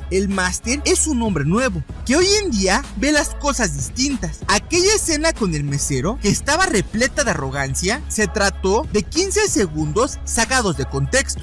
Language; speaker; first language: Spanish; native; Spanish